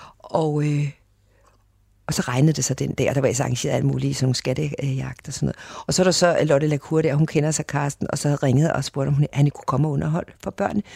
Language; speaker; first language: Danish; native; Danish